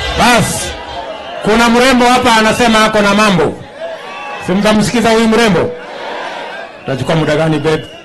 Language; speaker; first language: Swahili; non-native, local second language; Kalenjin